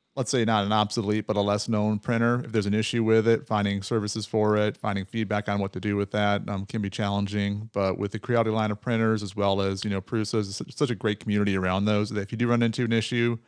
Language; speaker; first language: English; native; English